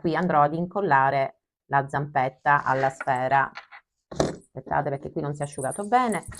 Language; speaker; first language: Italian; native; Italian